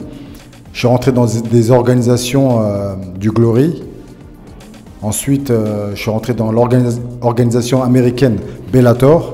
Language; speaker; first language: French; early bilingual, other home language; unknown